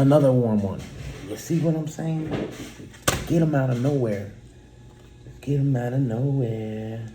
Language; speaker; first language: English; native; English